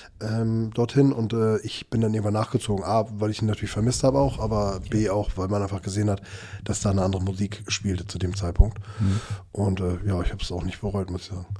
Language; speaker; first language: German; early bilingual, other home language; Turkish